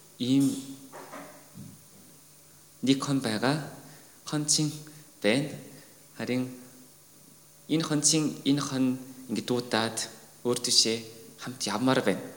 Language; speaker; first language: Mongolian; non-native, fluent; Korean